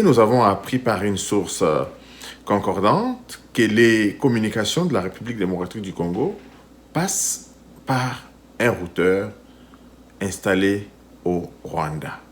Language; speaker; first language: French; non-native, local second language; Lingala